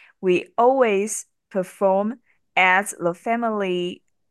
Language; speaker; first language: English; non-native, learner; Chinese